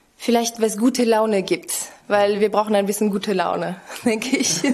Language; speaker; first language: German; non-native, fluent; French